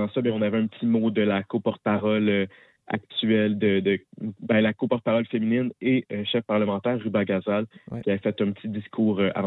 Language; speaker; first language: French; native; French